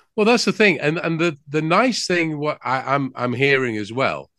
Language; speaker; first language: English; native; English